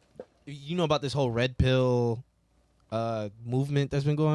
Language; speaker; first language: English; native; English